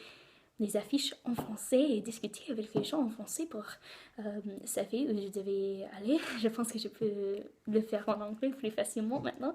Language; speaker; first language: French; non-native, learner; English